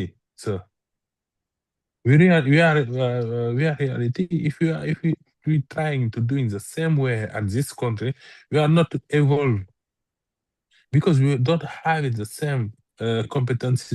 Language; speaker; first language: English; non-native, learner; French